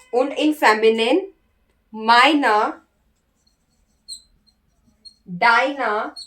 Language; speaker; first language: German; non-native, learner; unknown